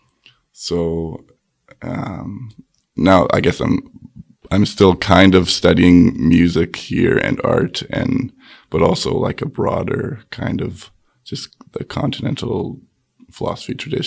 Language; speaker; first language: English; native; English